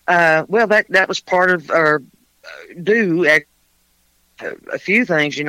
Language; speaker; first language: English; native; English